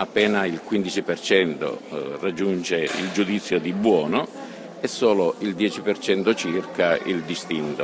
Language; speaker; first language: Italian; native; Italian